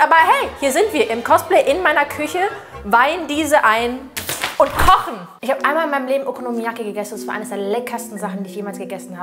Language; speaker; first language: German; native; German